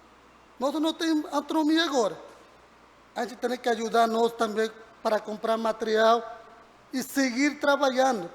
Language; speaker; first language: Portuguese; non-native, learner; Spanish